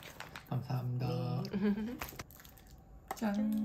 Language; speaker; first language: Korean; non-native, fluent; Japanese